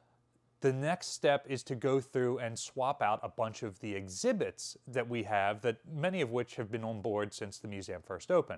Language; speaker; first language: English; native; English